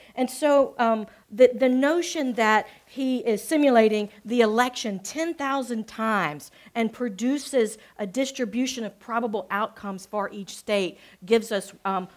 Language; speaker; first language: English; native; English